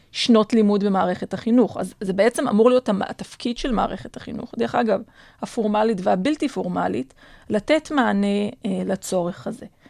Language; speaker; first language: Hebrew; non-native, local second language; Adyghe